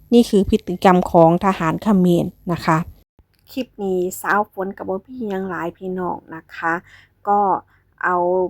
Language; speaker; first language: Thai; non-native, local second language; Northeastern Thai